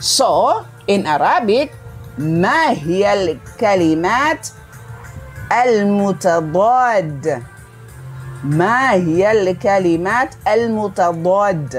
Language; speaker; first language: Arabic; non-native, fluent; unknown